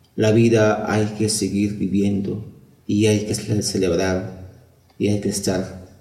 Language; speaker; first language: Spanish; non-native, local second language; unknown